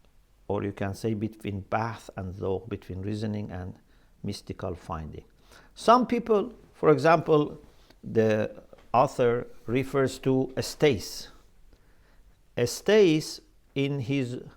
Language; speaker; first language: English; non-native, fluent; Persian